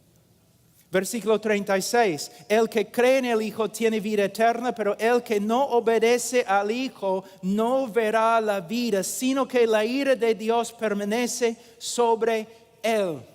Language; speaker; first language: Spanish; non-native, fluent; English